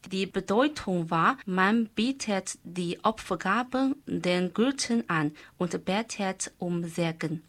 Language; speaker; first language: German; non-native, learner; Chinese